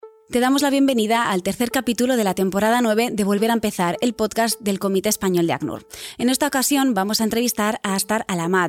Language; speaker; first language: Spanish; native; Spanish